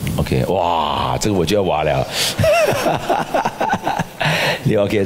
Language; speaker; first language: Chinese; native; Chinese